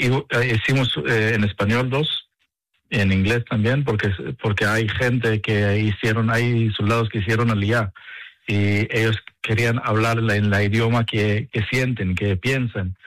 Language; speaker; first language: Spanish; non-native, learner; Hebrew